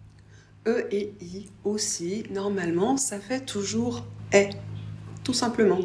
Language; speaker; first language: French; native; French